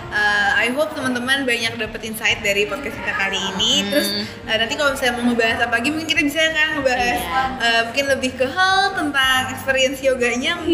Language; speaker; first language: Indonesian; native; Indonesian